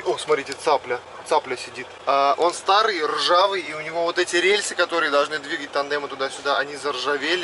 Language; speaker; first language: Russian; native; Russian